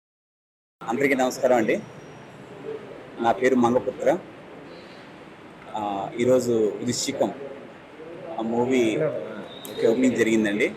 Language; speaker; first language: Telugu; native; Telugu